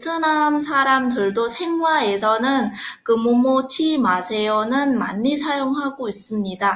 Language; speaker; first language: Korean; non-native, fluent; Vietnamese